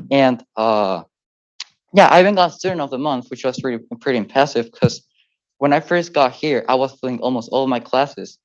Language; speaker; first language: English; early bilingual, other home language; Spanish